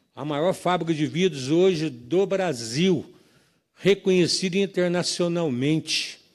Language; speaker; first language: Portuguese; native; Portuguese